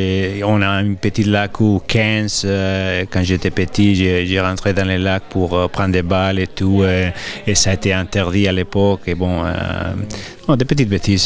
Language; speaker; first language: French; non-native, fluent; Spanish